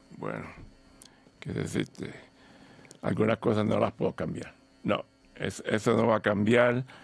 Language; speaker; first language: Spanish; early bilingual, heritage; Spanish